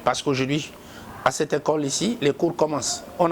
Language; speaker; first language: French; non-native, local second language; Lingala